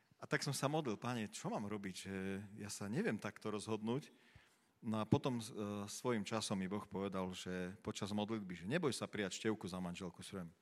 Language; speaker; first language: Slovak; native; Slovak